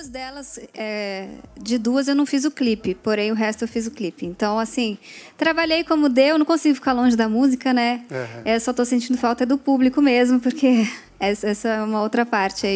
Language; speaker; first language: Portuguese; native; Portuguese